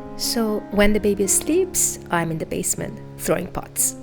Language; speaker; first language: English; non-native, fluent; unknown